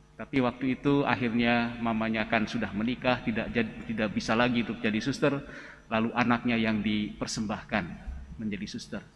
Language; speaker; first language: Indonesian; native; Indonesian